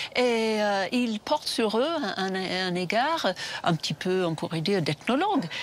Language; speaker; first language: French; non-native, fluent; English